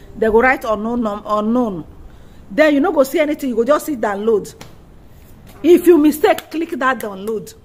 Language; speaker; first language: Nigerian Pidgin; native; Nigerian Pidgin